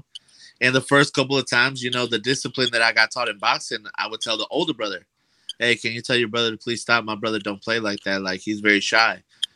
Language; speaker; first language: English; native; English